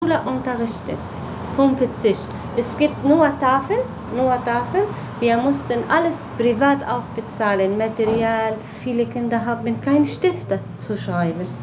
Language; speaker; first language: German; non-native, learner; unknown